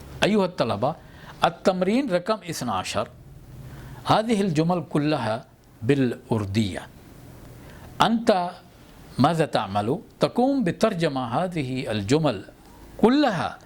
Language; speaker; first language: Arabic; non-native, fluent; Urdu